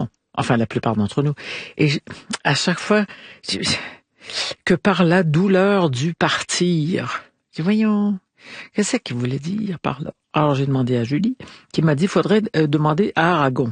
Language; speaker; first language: French; native; French